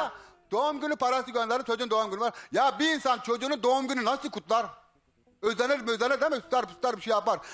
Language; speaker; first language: Turkish; native; Turkish